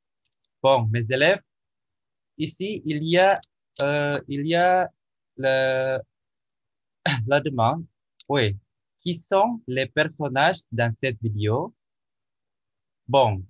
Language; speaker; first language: French; non-native, learner; Indonesian